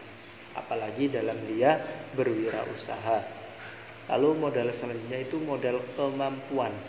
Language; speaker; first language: Indonesian; native; Indonesian